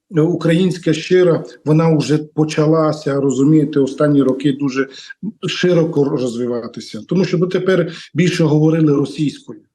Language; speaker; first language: Ukrainian; non-native, local second language; Romany